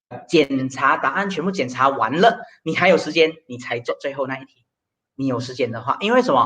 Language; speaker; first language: Chinese; native; Chinese